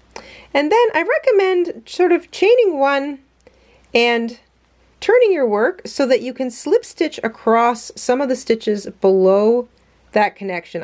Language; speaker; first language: English; native; English